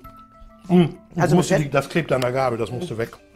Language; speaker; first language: German; native; German